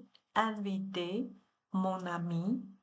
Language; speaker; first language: French; non-native, learner; Chinese